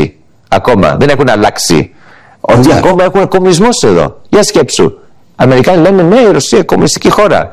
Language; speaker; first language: Greek; early bilingual, heritage; Greek